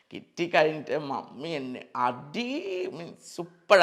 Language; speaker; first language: Malayalam; non-native, local second language; Assamese